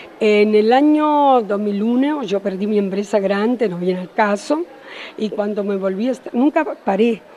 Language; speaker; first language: Spanish; early bilingual, other home language; Italian